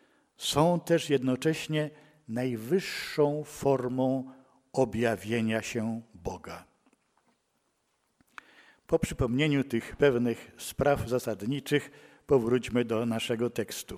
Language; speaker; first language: Polish; native; Polish